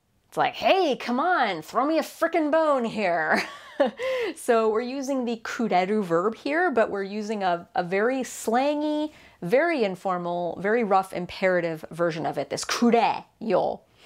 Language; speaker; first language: English; native; English